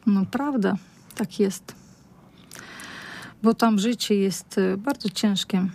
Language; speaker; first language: Polish; non-native, learner; Russian